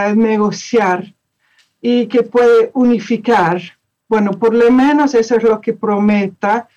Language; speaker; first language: Spanish; non-native, fluent; English